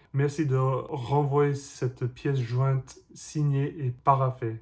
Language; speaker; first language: French; non-native, fluent; English